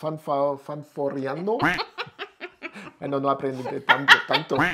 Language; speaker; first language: Spanish; non-native, learner; German